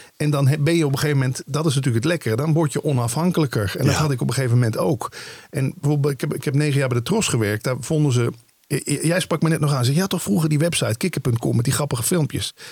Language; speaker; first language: Dutch; native; Dutch